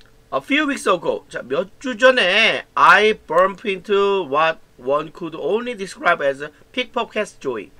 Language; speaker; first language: English; non-native, fluent; Korean